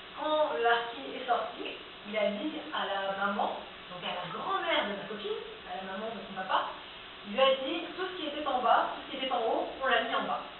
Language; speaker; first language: French; native; French